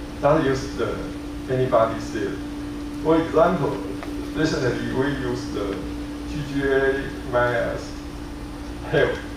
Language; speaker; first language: English; non-native, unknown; Chinese